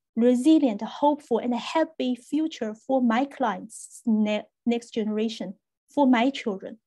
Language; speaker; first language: English; non-native, fluent; Chinese